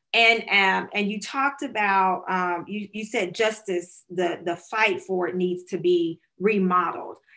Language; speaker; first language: English; native; English